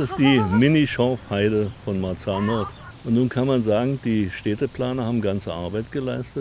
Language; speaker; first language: German; native; German